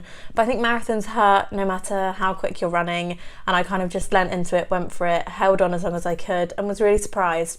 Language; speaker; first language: English; native; English